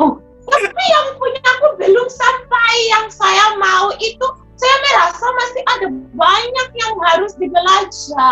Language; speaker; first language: Indonesian; non-native, fluent; Shona